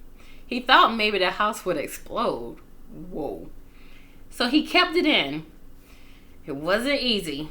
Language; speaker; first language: English; native; English